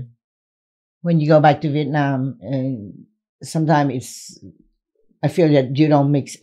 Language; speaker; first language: English; non-native, fluent; Vietnamese